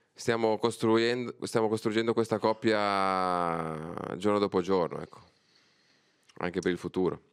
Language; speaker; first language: Italian; native; Italian